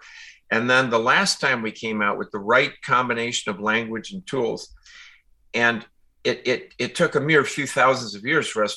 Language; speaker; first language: English; native; English